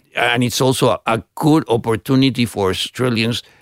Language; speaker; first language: English; non-native, fluent; Spanish